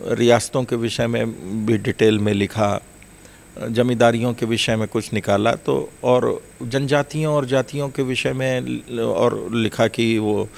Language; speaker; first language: Hindi; native; Hindi